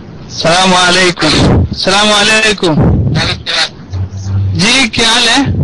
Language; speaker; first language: Hindi; non-native, local second language; Malayalam